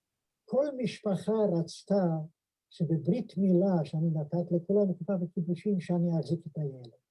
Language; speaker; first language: Hebrew; non-native, fluent; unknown